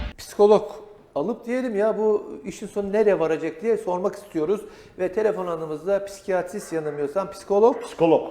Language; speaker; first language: Turkish; native; Turkish